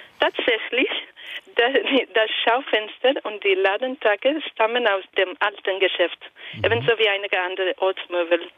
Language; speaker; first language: German; non-native, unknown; Italian